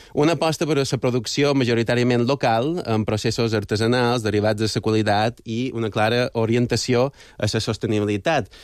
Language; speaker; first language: Catalan; native; Catalan